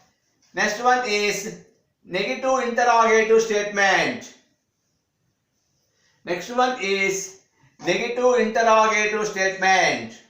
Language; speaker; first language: English; non-native, local second language; Telugu